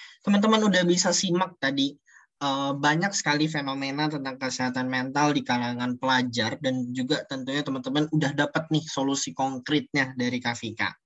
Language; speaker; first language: Indonesian; native; Indonesian